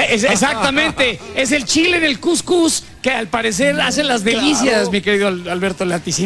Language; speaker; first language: Spanish; native; Spanish